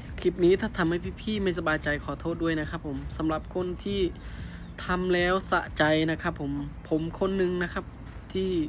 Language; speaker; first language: Thai; non-native, fluent; Khmer